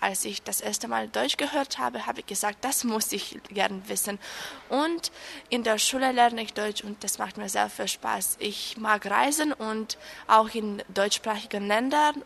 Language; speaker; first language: German; non-native, fluent; Romanian